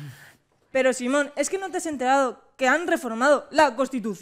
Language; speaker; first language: Spanish; native; Spanish